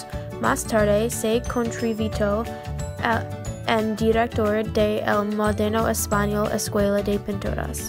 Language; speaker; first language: Spanish; non-native, learner; English